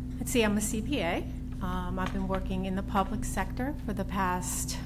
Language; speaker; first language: English; native; English